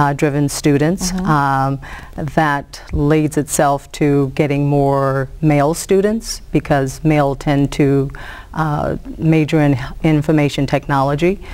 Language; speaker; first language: English; native; English